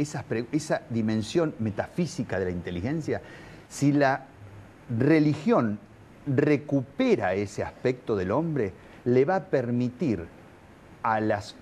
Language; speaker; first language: Spanish; native; Spanish